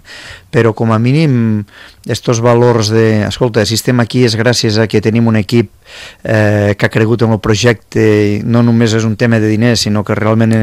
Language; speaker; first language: Catalan; native; Catalan